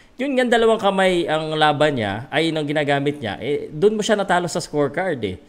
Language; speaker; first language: Filipino; native; Filipino